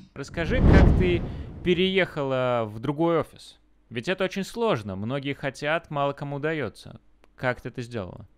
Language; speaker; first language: Russian; native; Russian